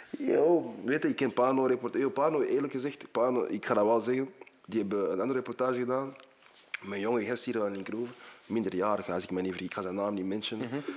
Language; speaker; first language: Dutch; early bilingual, other home language; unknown